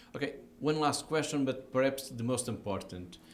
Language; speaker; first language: English; non-native, fluent; Portuguese